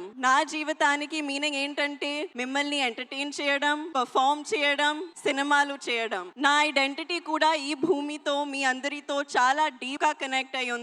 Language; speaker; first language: Telugu; non-native, learner; Hindi